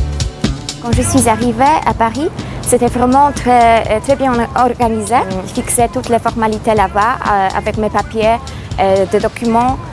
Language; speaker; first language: French; non-native, fluent; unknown